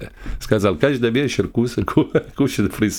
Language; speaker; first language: Russian; non-native, learner; Italian